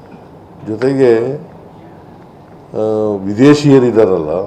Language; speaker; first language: Kannada; native; Kannada